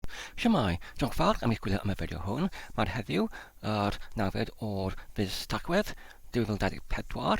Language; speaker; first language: Welsh; non-native, learner; English